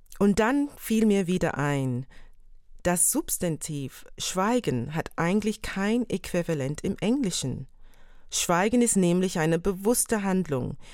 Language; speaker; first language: German; non-native, fluent; English